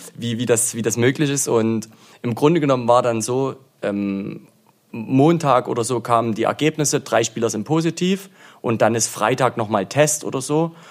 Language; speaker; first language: German; native; German